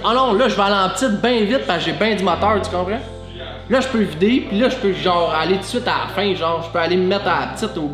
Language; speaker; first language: French; native; French